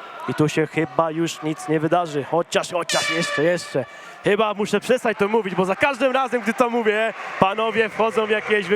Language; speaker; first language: Polish; native; Polish